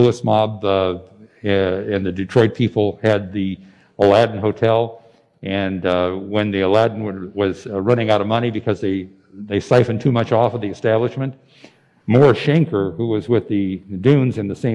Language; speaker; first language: English; native; English